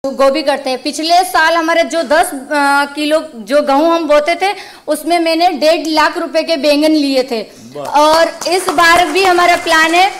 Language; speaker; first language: Hindi; native; Hindi